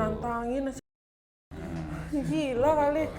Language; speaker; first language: Indonesian; native; Indonesian